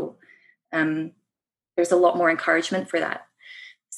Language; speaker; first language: English; native; English